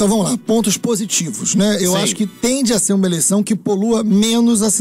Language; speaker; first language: Portuguese; native; Portuguese